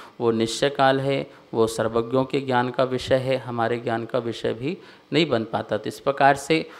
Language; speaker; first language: Hindi; native; Hindi